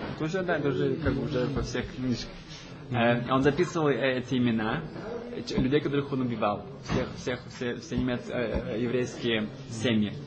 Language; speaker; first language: Russian; early bilingual, heritage; Russian